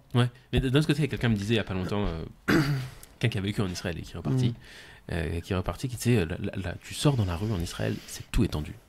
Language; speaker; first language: French; native; French